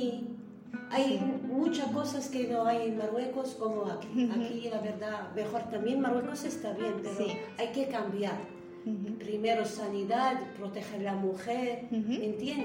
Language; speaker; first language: Spanish; non-native, learner; Arabic